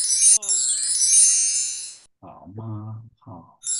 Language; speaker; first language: Chinese; non-native, learner; Vietnamese